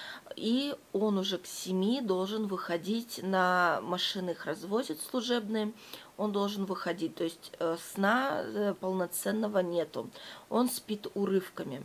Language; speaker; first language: Russian; native; Russian